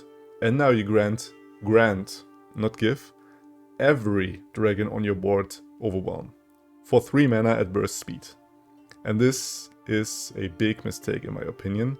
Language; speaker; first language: English; non-native, fluent; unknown